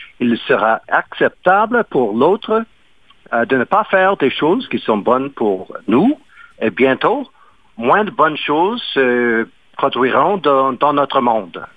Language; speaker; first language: French; non-native, fluent; English